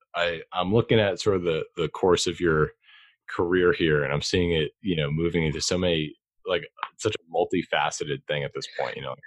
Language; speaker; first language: English; native; English